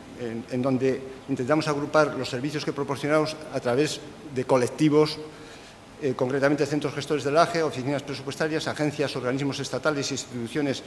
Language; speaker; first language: Spanish; native; Spanish